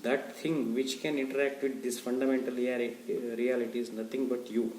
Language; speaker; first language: English; non-native, local second language; Kannada